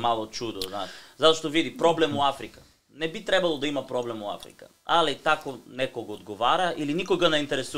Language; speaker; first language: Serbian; non-native, learner; Bulgarian